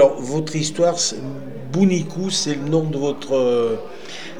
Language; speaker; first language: French; native; French